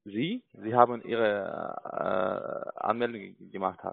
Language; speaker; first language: German; non-native, learner; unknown